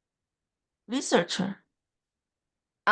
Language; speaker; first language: English; non-native, learner; Korean